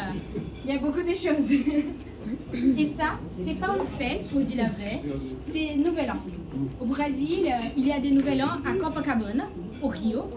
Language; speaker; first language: French; non-native, learner; Portuguese